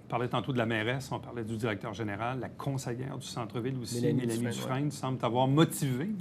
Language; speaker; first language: French; native; French